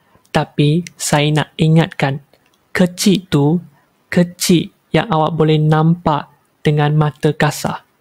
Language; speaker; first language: Indonesian; non-native, local second language; Chinese